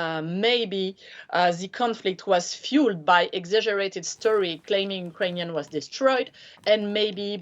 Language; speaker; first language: English; non-native, fluent; French